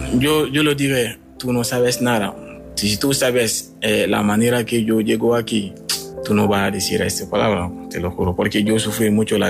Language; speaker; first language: Spanish; non-native, fluent; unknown